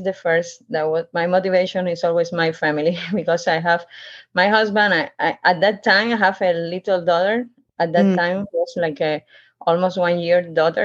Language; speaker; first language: English; non-native, learner; Spanish